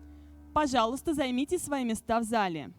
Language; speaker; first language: Russian; native; Russian